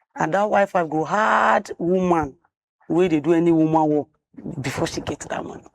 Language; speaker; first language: Nigerian Pidgin; non-native, local second language; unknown